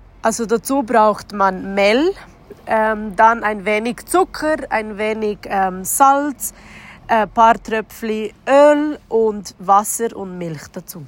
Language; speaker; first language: German; non-native, fluent; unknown